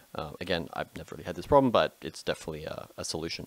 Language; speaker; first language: English; native; English